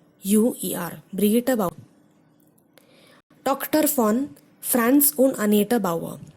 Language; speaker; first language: German; non-native, fluent; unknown